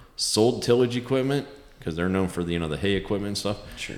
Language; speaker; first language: English; native; English